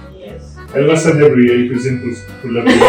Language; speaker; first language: French; non-native, learner; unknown